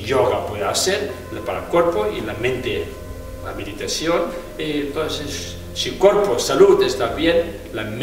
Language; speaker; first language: Spanish; non-native, fluent; Tibetan